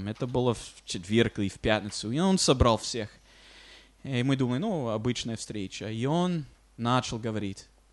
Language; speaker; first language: Russian; non-native, fluent; English